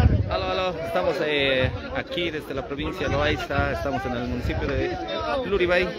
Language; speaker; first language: Spanish; native; Spanish